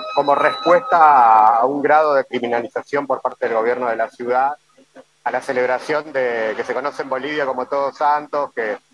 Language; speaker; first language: Spanish; native; Spanish